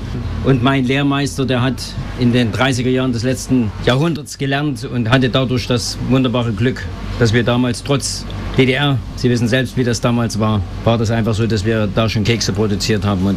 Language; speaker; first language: German; native; German